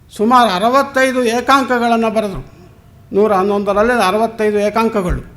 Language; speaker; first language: Kannada; native; Kannada